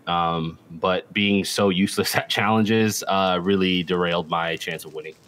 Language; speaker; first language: English; native; English